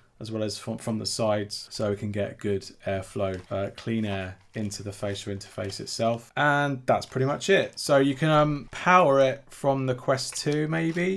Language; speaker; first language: English; native; English